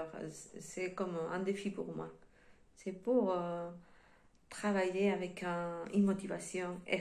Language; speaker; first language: French; non-native, fluent; Spanish